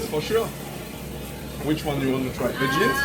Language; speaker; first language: English; non-native, fluent; French